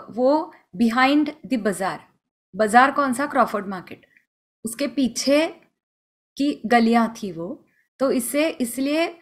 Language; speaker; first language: Hindi; non-native, local second language; Marathi